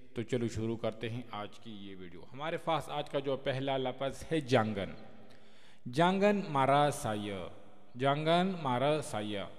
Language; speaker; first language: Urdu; non-native, local second language; Pashto